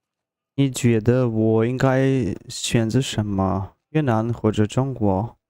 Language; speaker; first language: Chinese; non-native, learner; Russian